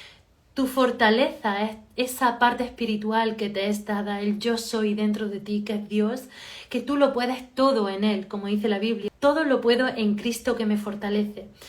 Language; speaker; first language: Spanish; native; Spanish